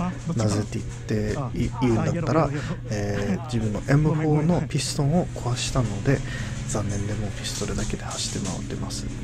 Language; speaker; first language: Japanese; non-native, learner; English